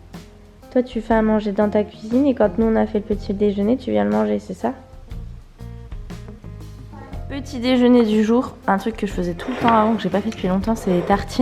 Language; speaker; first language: French; native; French